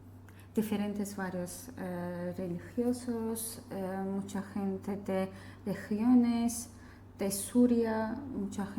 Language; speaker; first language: Spanish; non-native, fluent; Azerbaijani